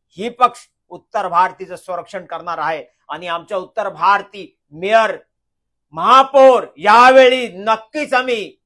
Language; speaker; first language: Marathi; non-native, local second language; Hindi